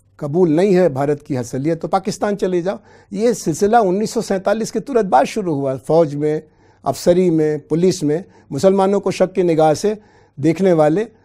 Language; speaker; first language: Hindi; native; Hindi